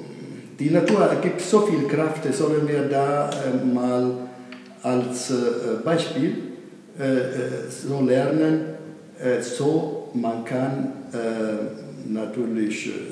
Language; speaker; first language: German; non-native, fluent; Italian